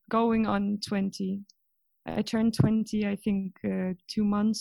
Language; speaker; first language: English; non-native, fluent; Swedish